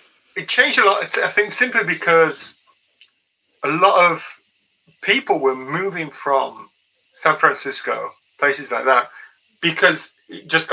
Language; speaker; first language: English; native; English